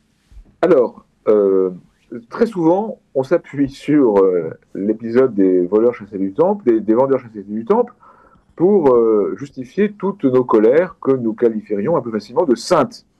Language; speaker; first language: French; native; French